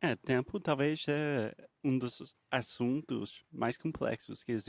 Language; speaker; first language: Portuguese; non-native, fluent; English